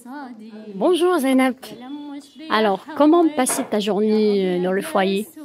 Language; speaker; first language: French; non-native, local second language; Arabic